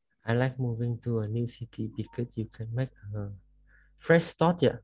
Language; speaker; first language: English; non-native, learner; Vietnamese